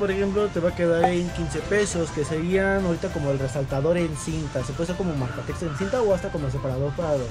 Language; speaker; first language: Spanish; native; Spanish